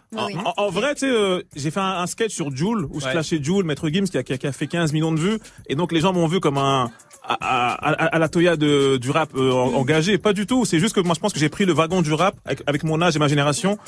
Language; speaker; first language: French; native; French